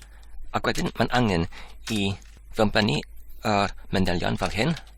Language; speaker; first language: Welsh; non-native, learner; English